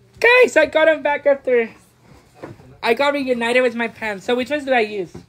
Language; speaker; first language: English; native; English